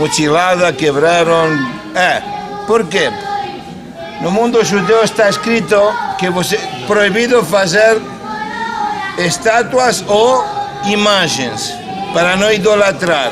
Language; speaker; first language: Portuguese; non-native, fluent; Spanish